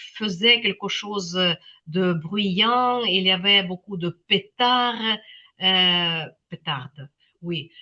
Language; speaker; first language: French; non-native, fluent; Ukrainian